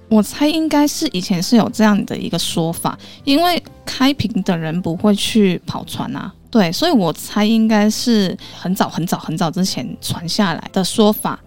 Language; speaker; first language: Chinese; non-native, local second language; Cantonese